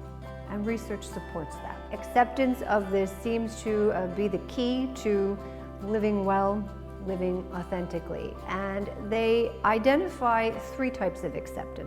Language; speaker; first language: English; native; English